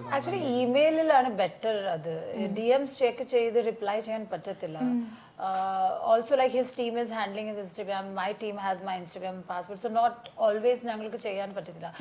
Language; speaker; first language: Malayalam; early bilingual, heritage; Malayalam